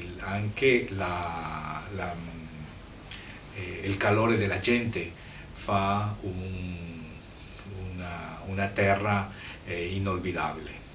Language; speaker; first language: Italian; non-native, fluent; Spanish